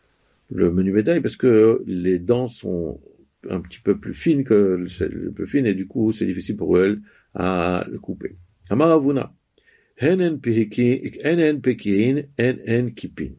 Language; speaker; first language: French; native; French